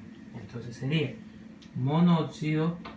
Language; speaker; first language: Spanish; native; Spanish